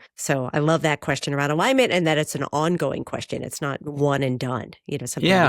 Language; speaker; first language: English; native; English